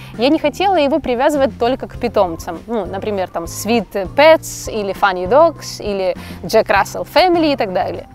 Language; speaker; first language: Russian; native; Russian